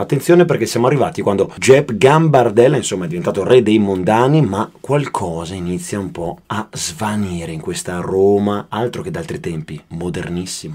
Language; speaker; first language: Italian; native; Italian